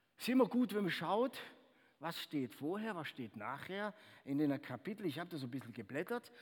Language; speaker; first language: German; native; German